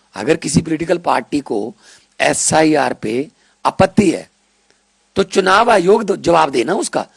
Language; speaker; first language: Hindi; non-native, local second language; Punjabi